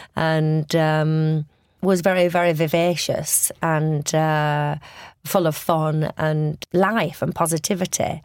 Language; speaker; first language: English; native; English